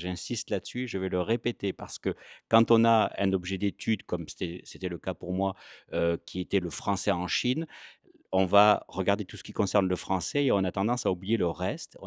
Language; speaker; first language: French; native; French